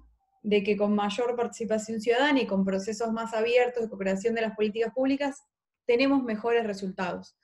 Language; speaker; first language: Spanish; native; Spanish